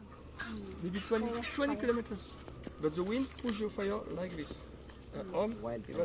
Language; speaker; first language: English; non-native, learner; French